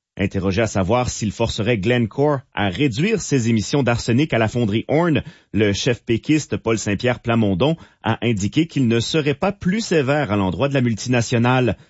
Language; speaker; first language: French; native; French